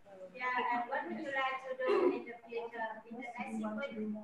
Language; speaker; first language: English; non-native, learner; Vietnamese